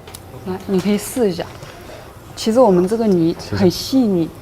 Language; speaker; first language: Chinese; native; Chinese